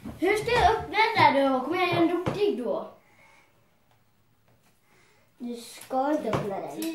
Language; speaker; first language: Swedish; early bilingual, other home language; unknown